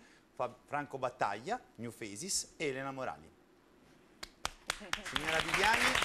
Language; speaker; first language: Italian; native; Italian